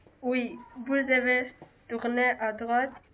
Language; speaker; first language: French; non-native, learner; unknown